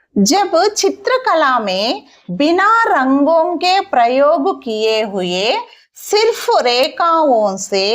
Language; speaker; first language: Hindi; non-native, local second language; Telugu